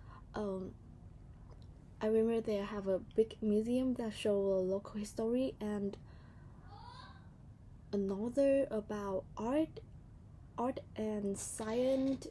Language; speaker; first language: English; non-native, learner; Vietnamese